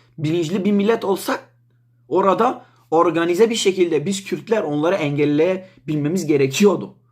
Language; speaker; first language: Turkish; non-native, local second language; Kurdish